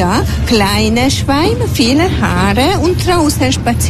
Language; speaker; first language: German; non-native, learner; Hungarian